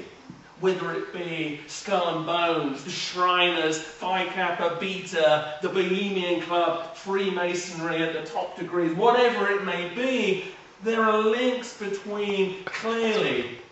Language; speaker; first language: English; native; English